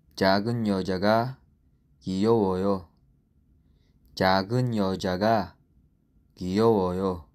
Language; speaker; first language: Korean; non-native, learner; Filipino